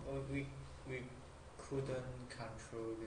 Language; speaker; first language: English; non-native, learner; Chinese